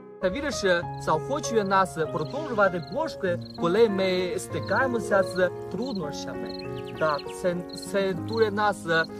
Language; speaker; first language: Ukrainian; non-native, fluent; Chinese